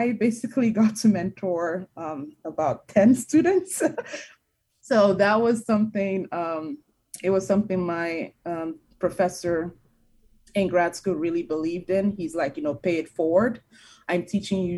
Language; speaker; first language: English; non-native, local second language; Igbo